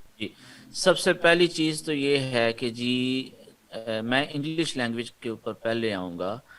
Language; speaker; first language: Urdu; non-native, local second language; Punjabi